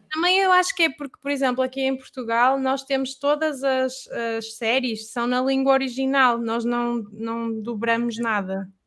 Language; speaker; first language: Portuguese; native; Portuguese